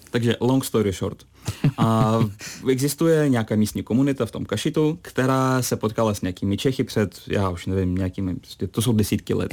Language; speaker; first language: Czech; non-native, fluent; Russian